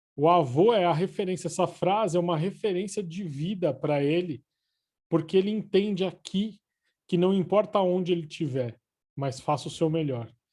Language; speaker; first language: Portuguese; native; Portuguese